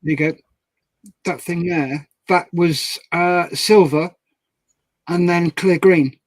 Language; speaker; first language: English; native; English